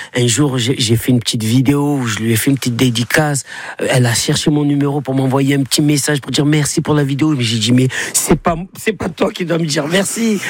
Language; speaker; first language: French; native; French